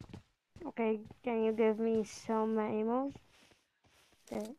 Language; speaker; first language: English; non-native, learner; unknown